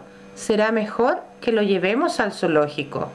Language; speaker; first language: Spanish; native; Spanish